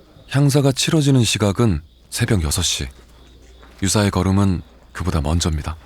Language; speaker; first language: Korean; native; Korean